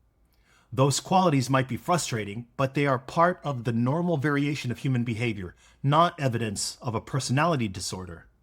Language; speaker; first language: English; native; English